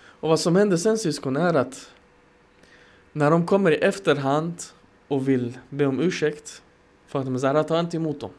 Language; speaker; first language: Swedish; non-native, fluent; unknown